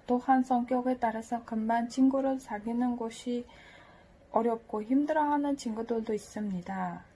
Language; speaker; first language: Korean; non-native, learner; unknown